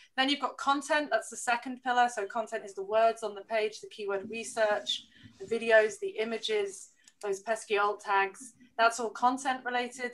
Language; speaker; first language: English; native; English